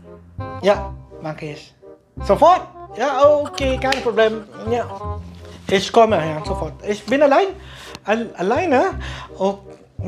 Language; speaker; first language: German; non-native, learner; Filipino